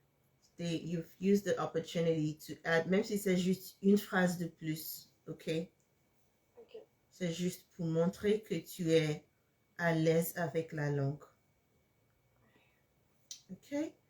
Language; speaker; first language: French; non-native, fluent; English